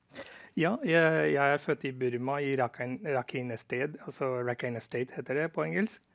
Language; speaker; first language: Norwegian; non-native, fluent; Rohingya